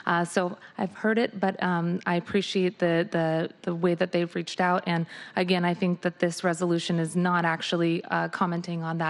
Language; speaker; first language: English; native; English